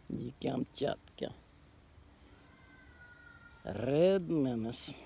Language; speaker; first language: Russian; non-native, learner; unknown